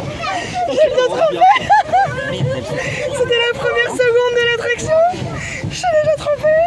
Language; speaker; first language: French; native; French